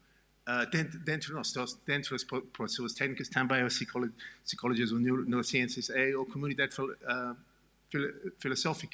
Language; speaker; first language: Portuguese; non-native, learner; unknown